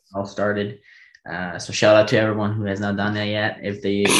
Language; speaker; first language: English; non-native, fluent; German